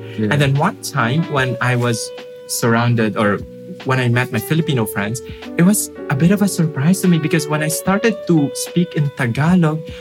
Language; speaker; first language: English; non-native, local second language; Filipino